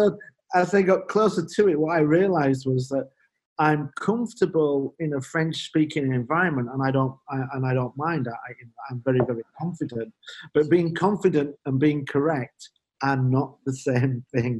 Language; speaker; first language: English; native; English